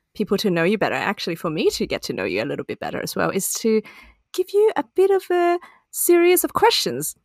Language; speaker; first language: English; non-native, local second language; Cantonese